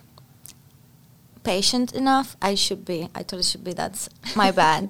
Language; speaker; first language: English; non-native, fluent; Spanish